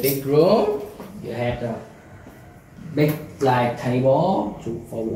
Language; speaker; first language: English; non-native, learner; Vietnamese